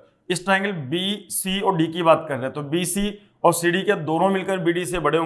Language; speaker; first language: Hindi; native; Hindi